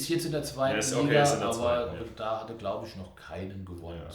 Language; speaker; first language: German; native; German